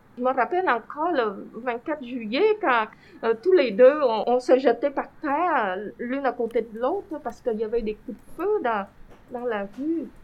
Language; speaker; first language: French; non-native, fluent; Vietnamese